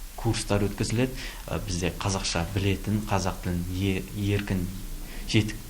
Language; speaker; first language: Kazakh; native; Kazakh